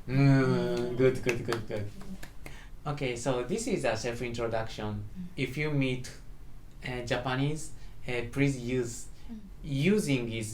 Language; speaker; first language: English; non-native, learner; Japanese